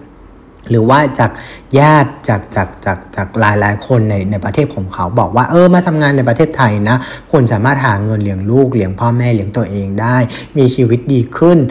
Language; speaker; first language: Thai; non-native, fluent; Vietnamese